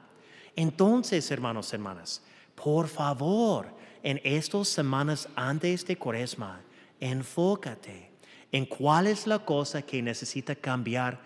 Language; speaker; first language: Spanish; early bilingual, heritage; English